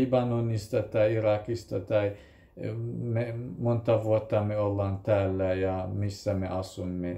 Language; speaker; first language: Finnish; non-native, fluent; Kurdish